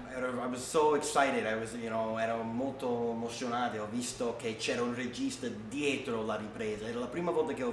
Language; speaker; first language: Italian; non-native, learner; English